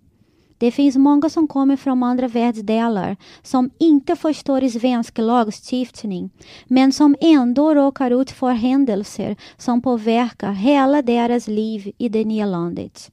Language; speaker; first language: Swedish; non-native, fluent; Portuguese